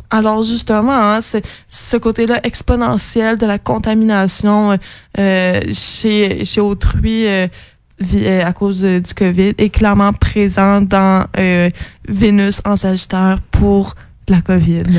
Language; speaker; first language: French; native; French